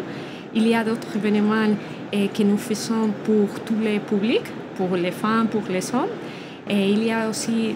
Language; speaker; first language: French; non-native, learner; Spanish